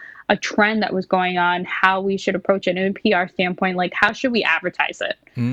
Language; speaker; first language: English; native; English